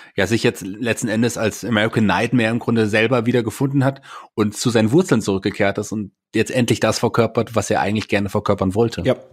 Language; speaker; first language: German; native; German